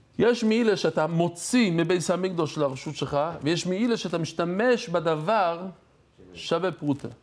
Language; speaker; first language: Hebrew; non-native, fluent; English